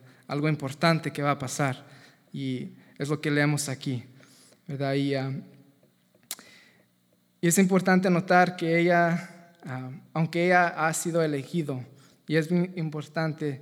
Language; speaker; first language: Spanish; native; Spanish